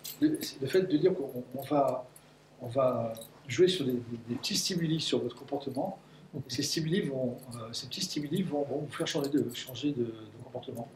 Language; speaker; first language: French; native; French